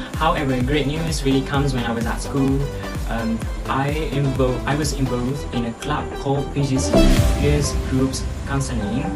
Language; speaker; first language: English; non-native, local second language; Malay